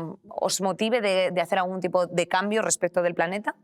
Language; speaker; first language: Spanish; native; Spanish